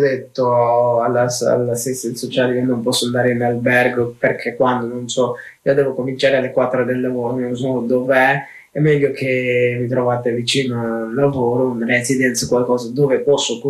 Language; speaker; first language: Italian; non-native, fluent; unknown